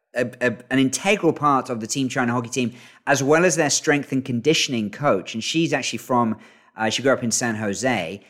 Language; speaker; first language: English; native; English